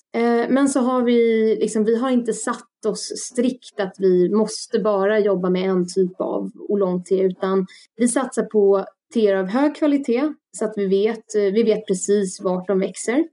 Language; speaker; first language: Swedish; early bilingual, other home language; Russian